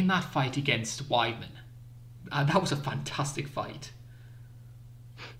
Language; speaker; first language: English; native; English